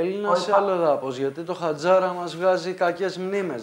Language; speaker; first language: Greek; native; Greek